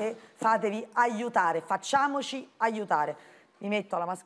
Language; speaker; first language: Italian; native; Italian